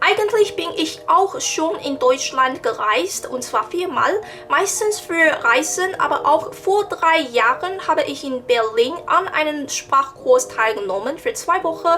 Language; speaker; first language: German; non-native, learner; Chinese